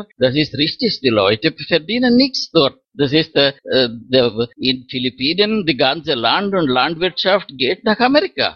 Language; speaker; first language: German; non-native, fluent; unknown